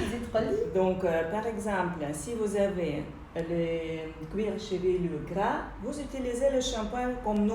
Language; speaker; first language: French; non-native, local second language; Arabic